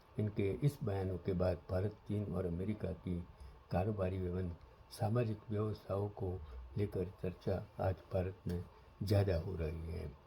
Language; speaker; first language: Hindi; non-native, local second language; Gujarati